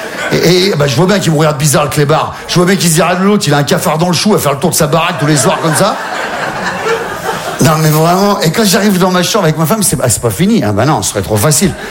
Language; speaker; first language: French; native; French